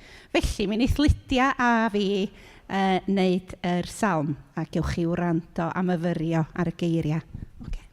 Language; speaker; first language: Welsh; native; Welsh